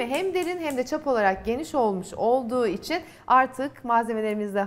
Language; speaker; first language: Turkish; native; Turkish